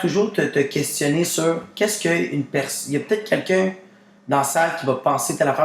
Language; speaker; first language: French; native; French